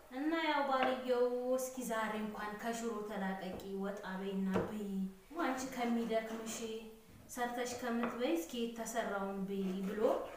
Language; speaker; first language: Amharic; native; Amharic